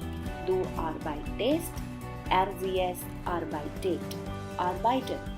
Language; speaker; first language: German; non-native, fluent; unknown